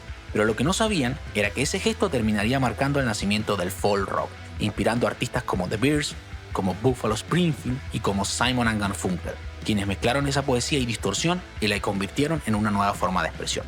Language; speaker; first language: Spanish; native; Spanish